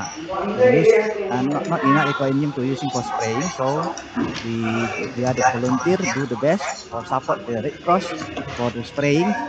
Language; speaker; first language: English; non-native, learner; Indonesian